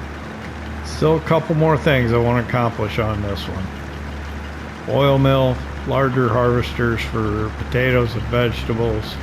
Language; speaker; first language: English; native; English